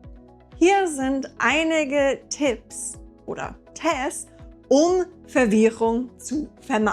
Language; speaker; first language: German; non-native, fluent; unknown